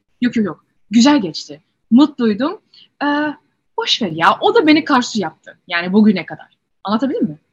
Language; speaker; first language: Turkish; early bilingual, heritage; Turkish